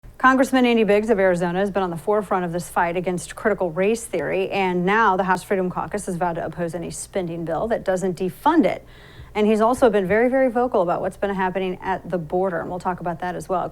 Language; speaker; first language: English; native; English